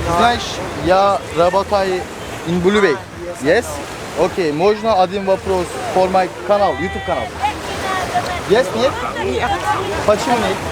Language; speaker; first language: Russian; non-native, learner; Turkish